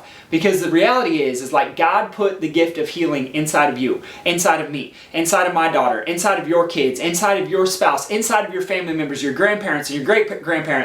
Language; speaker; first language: English; native; English